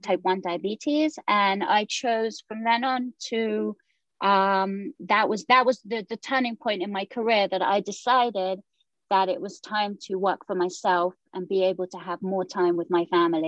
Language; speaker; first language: English; native; English